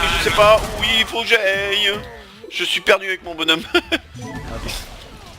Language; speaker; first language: French; native; French